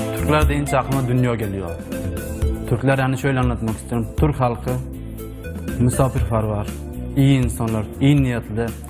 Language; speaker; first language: Turkish; non-native, fluent; Persian